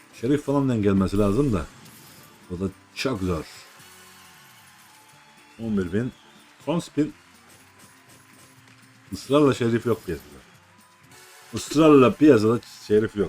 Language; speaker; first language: Turkish; native; Turkish